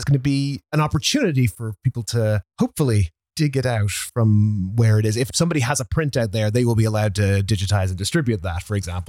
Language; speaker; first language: English; native; English